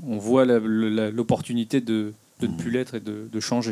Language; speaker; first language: French; native; French